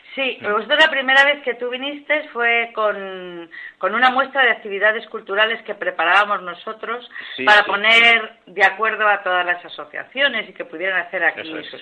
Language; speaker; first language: Spanish; native; Spanish